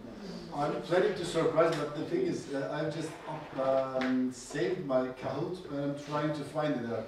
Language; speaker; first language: English; non-native, fluent; Turkish